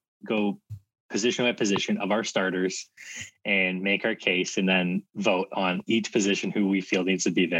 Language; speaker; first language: English; native; English